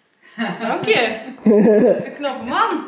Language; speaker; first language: Dutch; native; Dutch